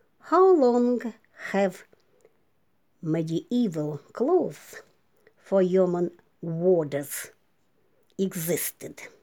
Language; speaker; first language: English; non-native, fluent; Ukrainian